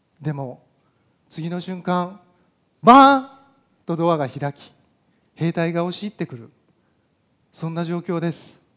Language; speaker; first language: Japanese; native; Japanese